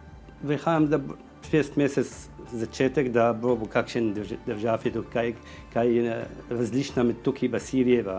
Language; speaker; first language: Slovenian; non-native, learner; Arabic